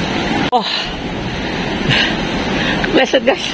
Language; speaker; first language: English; non-native, learner; Indonesian